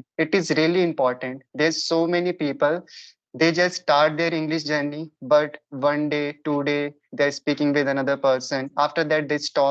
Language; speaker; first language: English; non-native, local second language; Hindi